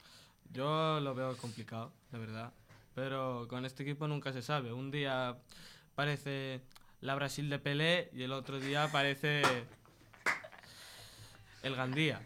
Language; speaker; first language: Spanish; native; Spanish